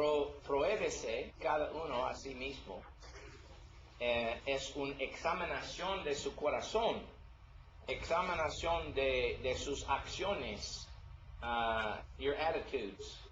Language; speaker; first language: Spanish; non-native, learner; English